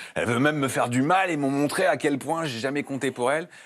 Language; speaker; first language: French; native; French